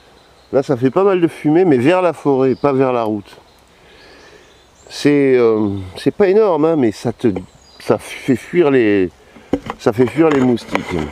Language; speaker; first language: French; native; French